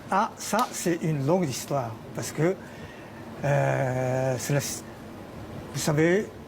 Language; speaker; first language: French; non-native, fluent; Chinese